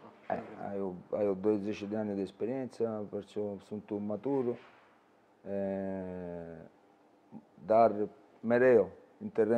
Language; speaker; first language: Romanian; non-native, learner; Italian